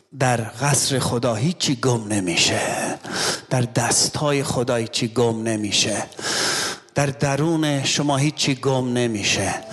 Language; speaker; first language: Persian; non-native, local second language; Armenian